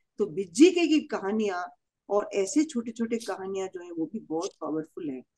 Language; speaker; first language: Hindi; non-native, local second language; Tamil